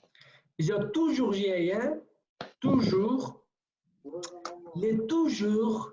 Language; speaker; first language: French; non-native, fluent; Kurdish